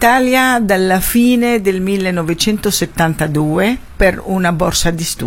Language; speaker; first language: Italian; non-native, fluent; Arabic